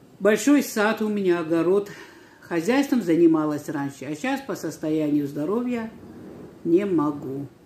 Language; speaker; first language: Russian; non-native, local second language; Georgian